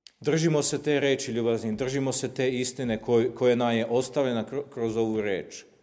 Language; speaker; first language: Serbian; non-native, local second language; Slovak